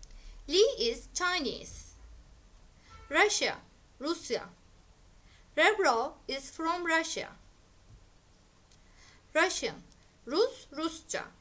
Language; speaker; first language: English; non-native, fluent; Turkish